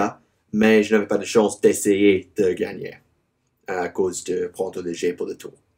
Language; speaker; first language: French; non-native, learner; English